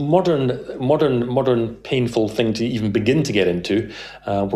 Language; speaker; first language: English; native; English